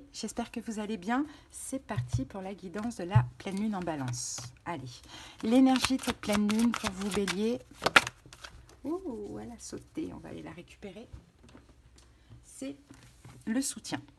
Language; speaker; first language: French; native; French